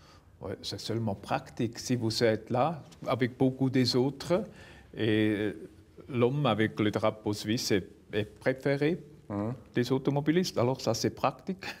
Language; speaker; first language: French; non-native, local second language; German